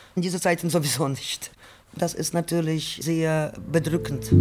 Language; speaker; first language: German; non-native, fluent; Ukrainian